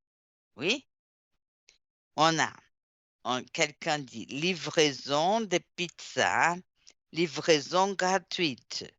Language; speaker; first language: French; non-native, fluent; Portuguese